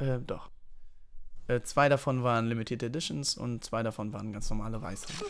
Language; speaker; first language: German; native; German